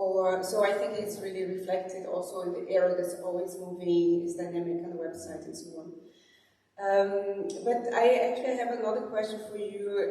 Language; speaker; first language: English; non-native, fluent; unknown